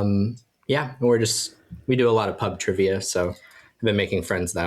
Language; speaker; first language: English; native; English